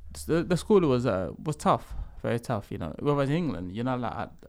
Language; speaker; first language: English; early bilingual, other home language; Lingala